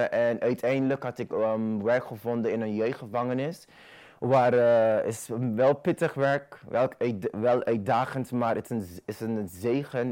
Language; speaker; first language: Dutch; non-native, fluent; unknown